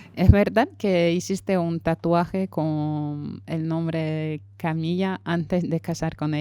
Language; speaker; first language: Spanish; non-native, fluent; French